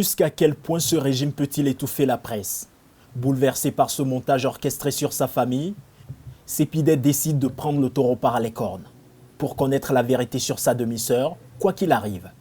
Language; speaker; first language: French; native; French